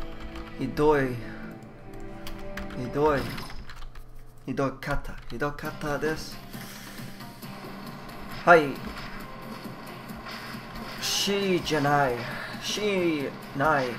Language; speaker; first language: Japanese; non-native, learner; English